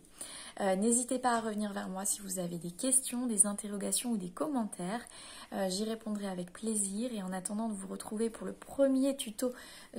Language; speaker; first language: French; native; French